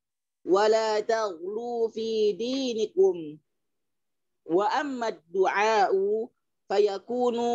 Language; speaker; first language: Arabic; non-native, learner; Indonesian